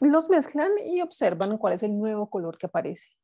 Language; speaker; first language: Spanish; native; Spanish